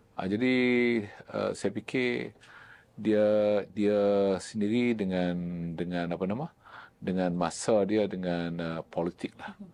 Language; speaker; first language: Malay; native; Malay